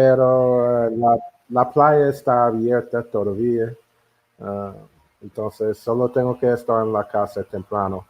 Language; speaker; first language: Spanish; non-native, learner; English